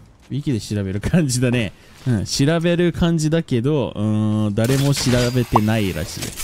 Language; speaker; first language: Japanese; early bilingual, heritage; Japanese